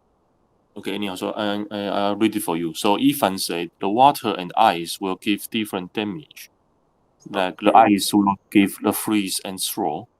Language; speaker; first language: English; non-native, fluent; Chinese